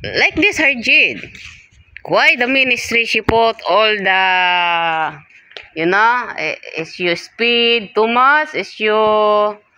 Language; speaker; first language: English; non-native, learner; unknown